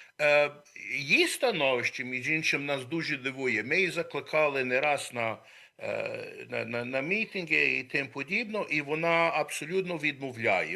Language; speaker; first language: Ukrainian; early bilingual, heritage; Ukrainian